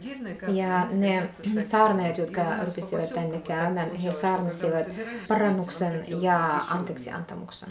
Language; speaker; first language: Finnish; non-native, fluent; Russian